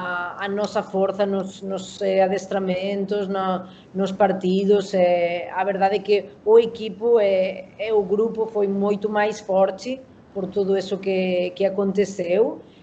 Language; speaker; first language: Portuguese; non-native, learner; Spanish